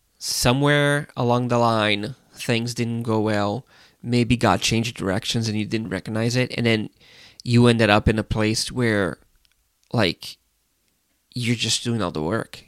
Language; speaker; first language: English; non-native, fluent; Portuguese